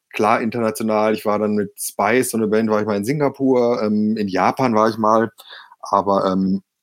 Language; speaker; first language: German; native; German